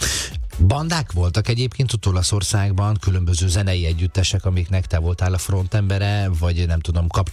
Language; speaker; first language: Hungarian; native; Hungarian